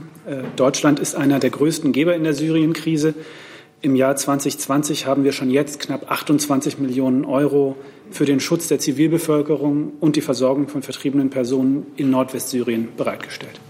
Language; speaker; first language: German; native; German